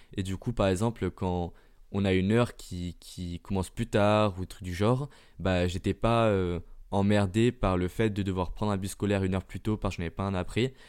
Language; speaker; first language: French; early bilingual, heritage; French